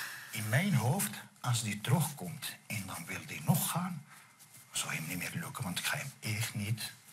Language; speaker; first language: Dutch; non-native, fluent; Arabic